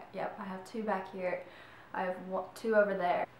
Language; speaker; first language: English; native; English